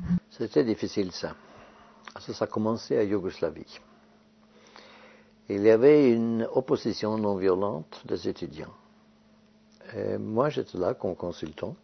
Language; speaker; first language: French; non-native, fluent; Norwegian